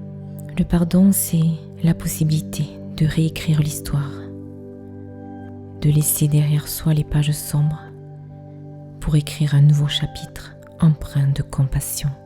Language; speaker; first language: French; native; French